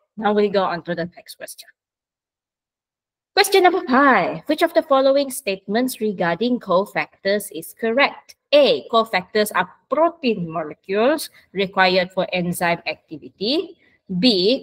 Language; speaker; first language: English; non-native, local second language; Malay